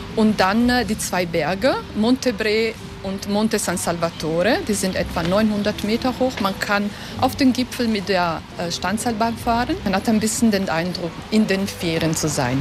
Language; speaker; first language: German; non-native, local second language; Italian